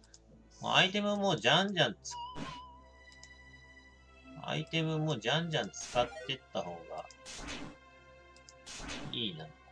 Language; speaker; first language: Japanese; native; Japanese